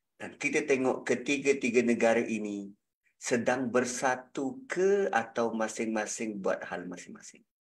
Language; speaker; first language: Malay; native; Malay